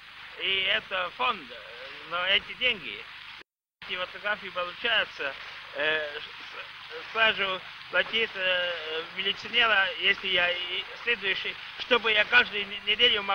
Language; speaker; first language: Russian; non-native, local second language; Estonian